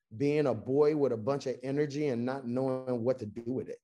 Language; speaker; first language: English; native; English